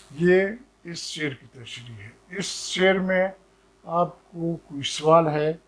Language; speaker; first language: Urdu; non-native, local second language; Pashto